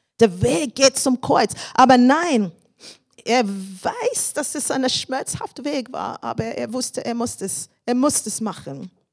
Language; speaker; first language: German; non-native, fluent; English